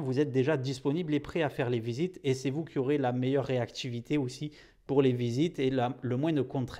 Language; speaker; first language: French; native; French